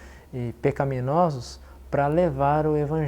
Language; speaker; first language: Portuguese; native; Portuguese